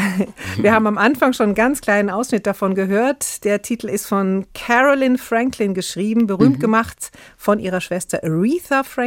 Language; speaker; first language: German; native; German